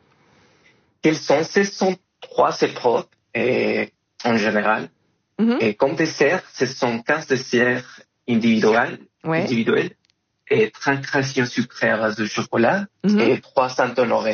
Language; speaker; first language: French; non-native, fluent; Spanish